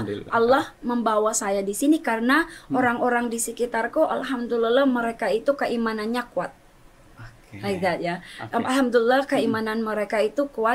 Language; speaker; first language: Indonesian; non-native, fluent; German